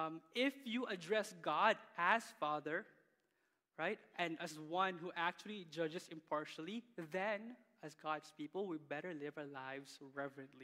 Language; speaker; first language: English; non-native, local second language; Filipino